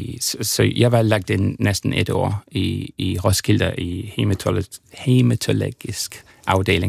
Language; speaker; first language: Danish; non-native, fluent; English